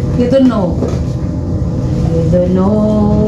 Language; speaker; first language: English; non-native, learner; Filipino